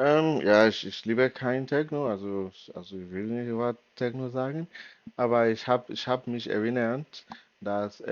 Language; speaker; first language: German; non-native, learner; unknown